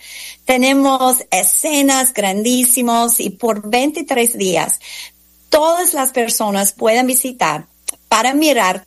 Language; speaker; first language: Spanish; non-native, fluent; English